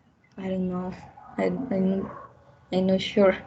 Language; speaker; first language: English; non-native, learner; Spanish